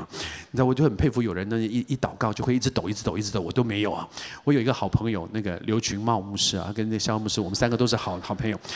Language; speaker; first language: Chinese; native; Chinese